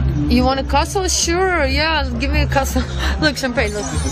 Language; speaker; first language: English; non-native, fluent; Russian